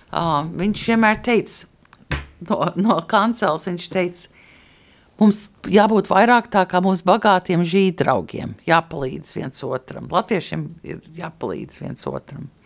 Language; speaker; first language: Latvian; early bilingual, heritage; Latvian